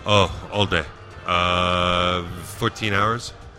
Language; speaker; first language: English; native; English